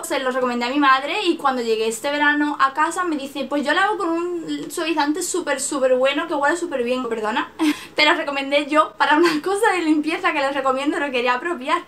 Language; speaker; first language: Spanish; native; Spanish